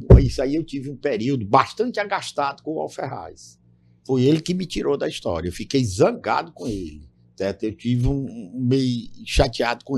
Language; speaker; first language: Portuguese; native; Portuguese